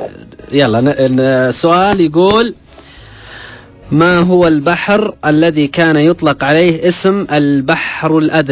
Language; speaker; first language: Arabic; native; Arabic